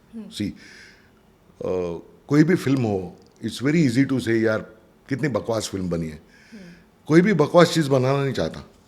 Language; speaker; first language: Hindi; non-native, local second language; Marathi